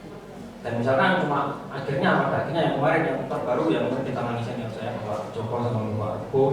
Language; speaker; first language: Indonesian; native; Indonesian